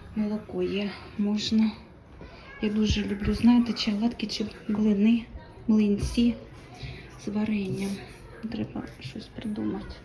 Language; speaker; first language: Ukrainian; non-native, local second language; Russian